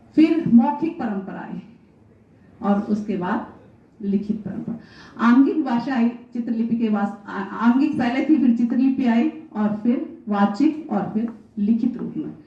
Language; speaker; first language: Hindi; non-native, local second language; Rajasthani